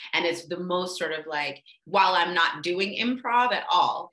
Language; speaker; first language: English; native; English